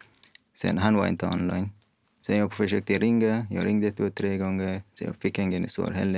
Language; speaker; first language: Swedish; non-native, fluent; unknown